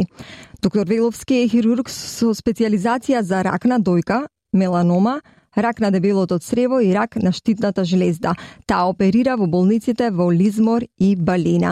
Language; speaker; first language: Macedonian; native; Macedonian